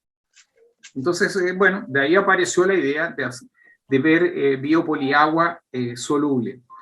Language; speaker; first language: Spanish; native; Spanish